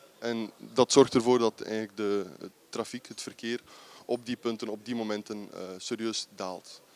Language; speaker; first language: Dutch; native; Dutch